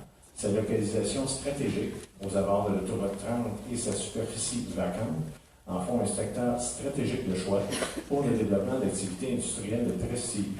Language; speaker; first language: French; native; French